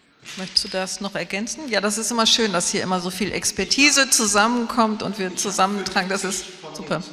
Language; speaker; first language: German; native; German